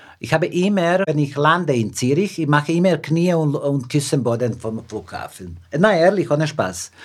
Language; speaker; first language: German; non-native, fluent; Serbian